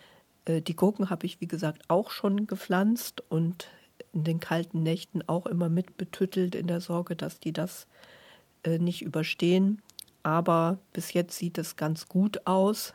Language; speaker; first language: German; native; German